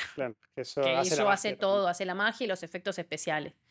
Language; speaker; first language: Spanish; native; Spanish